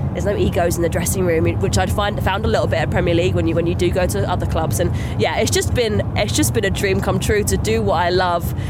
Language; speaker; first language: English; native; English